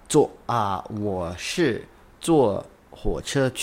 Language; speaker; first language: Chinese; non-native, learner; English